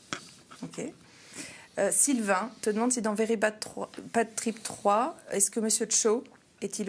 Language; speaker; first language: French; native; French